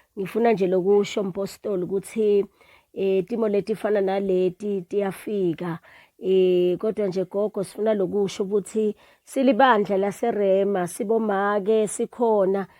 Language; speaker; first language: Zulu; non-native, local second language; Swati